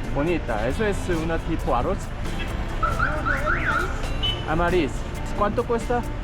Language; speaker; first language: Spanish; non-native, learner; Korean